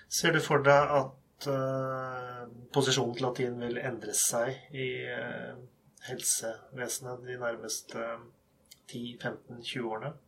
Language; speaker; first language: Norwegian; native; Norwegian